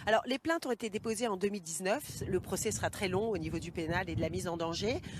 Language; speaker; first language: French; native; French